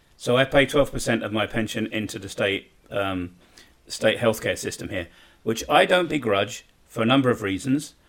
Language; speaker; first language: English; native; English